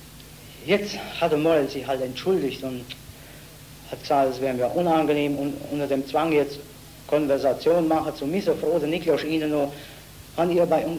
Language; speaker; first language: German; native; German